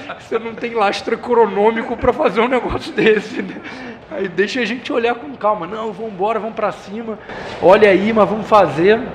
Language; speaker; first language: Portuguese; native; Portuguese